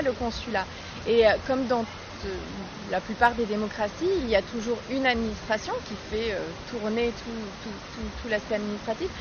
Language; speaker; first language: French; native; French